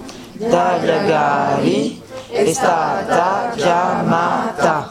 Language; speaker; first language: Italian; non-native, learner; French